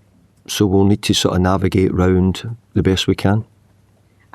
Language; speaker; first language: English; native; English